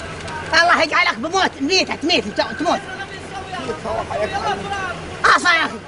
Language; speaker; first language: Arabic; native; Arabic